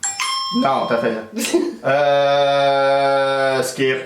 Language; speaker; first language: French; native; French